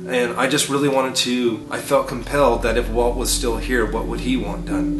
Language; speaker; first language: English; native; English